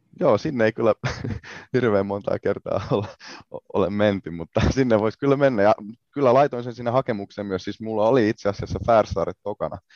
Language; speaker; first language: Finnish; non-native, local second language; Swedish